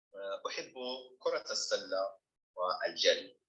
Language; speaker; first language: Arabic; non-native, learner; English